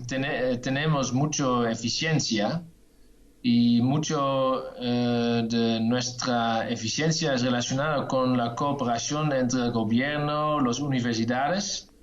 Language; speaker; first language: Spanish; non-native, fluent; Dutch